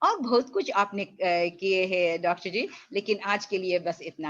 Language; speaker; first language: Hindi; non-native, fluent; English